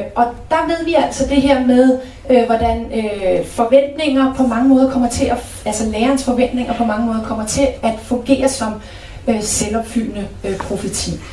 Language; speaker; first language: Danish; native; Danish